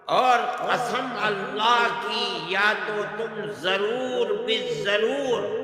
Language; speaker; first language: Urdu; native; Urdu